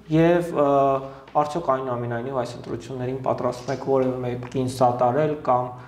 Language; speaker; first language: Armenian; native; Armenian